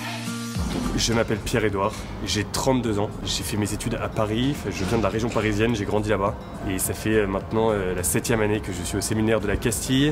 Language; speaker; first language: French; native; French